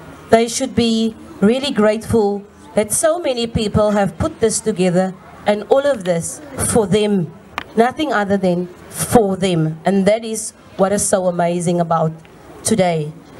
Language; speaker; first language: English; non-native, local second language; Afrikaans